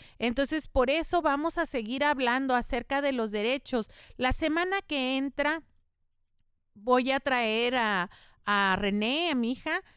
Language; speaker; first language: Spanish; native; Spanish